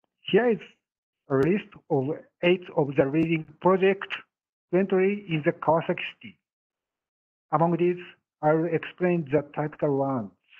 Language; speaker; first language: English; non-native, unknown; Japanese